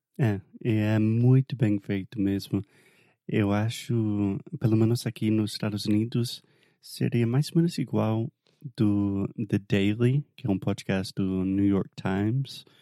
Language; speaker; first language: Portuguese; non-native, fluent; English